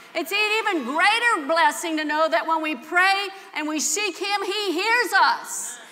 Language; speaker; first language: English; native; English